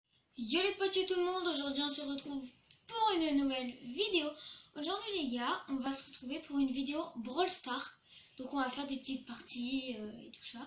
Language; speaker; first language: French; native; French